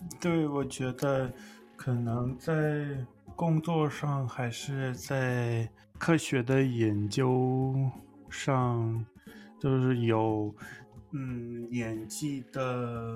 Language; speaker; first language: Chinese; non-native, learner; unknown